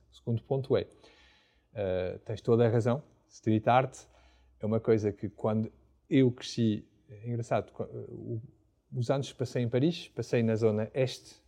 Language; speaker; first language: Portuguese; non-native, fluent; French